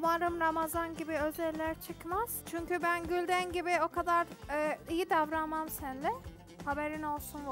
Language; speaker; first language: Turkish; non-native, learner; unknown